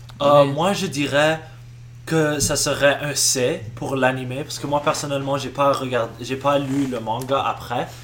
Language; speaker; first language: French; non-native, local second language; English